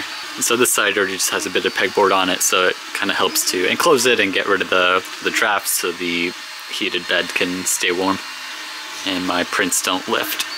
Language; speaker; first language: English; native; English